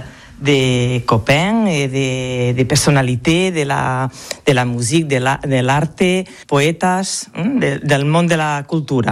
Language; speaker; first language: French; non-native, learner; Catalan